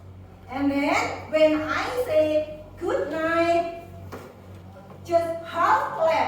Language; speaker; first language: English; non-native, fluent; Indonesian